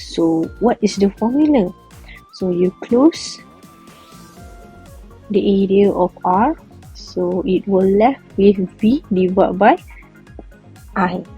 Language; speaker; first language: English; non-native, local second language; Malay